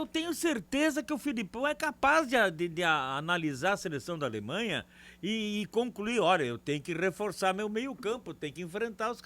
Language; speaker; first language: Portuguese; native; Portuguese